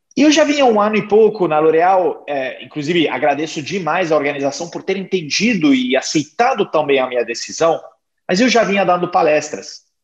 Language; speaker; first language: Portuguese; non-native, fluent; Italian